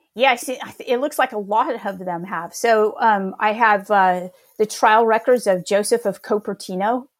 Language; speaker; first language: English; native; English